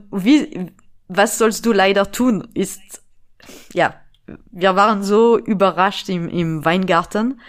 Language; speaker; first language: German; non-native, fluent; French